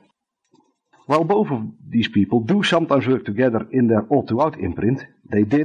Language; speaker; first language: English; non-native, fluent; Dutch